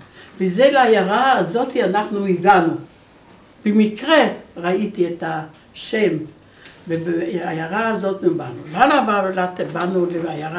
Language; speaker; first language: Hebrew; non-native, fluent; Polish